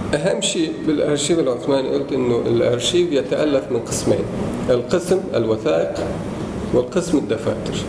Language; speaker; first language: Arabic; non-native, fluent; Turkish